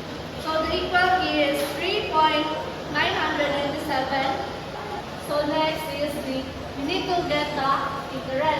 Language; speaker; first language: English; non-native, local second language; Cebuano